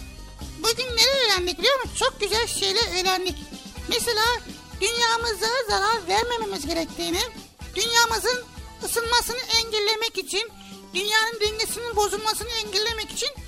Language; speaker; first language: Turkish; native; Turkish